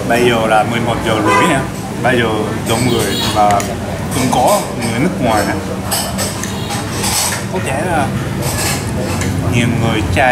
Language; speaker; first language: Vietnamese; non-native, learner; Japanese